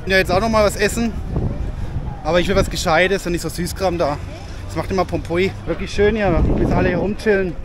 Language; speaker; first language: German; native; German